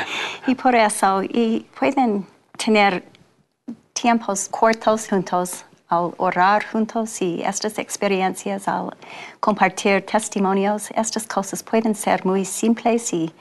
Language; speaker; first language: Spanish; non-native, fluent; English